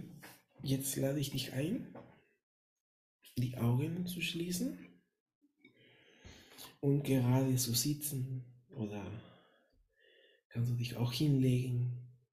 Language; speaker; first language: German; non-native, fluent; Spanish